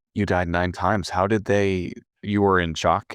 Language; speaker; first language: English; native; English